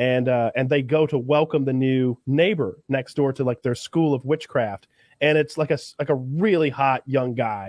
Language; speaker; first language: English; native; English